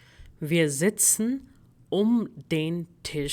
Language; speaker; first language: German; non-native, fluent; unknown